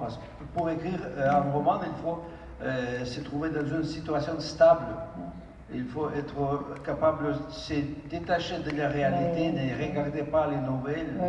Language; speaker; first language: French; non-native, fluent; Russian